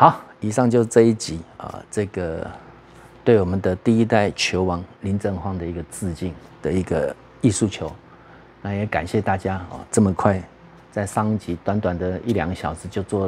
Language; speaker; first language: Chinese; native; Chinese